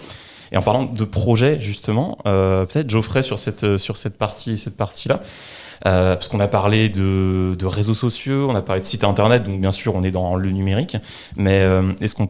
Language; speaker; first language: French; native; French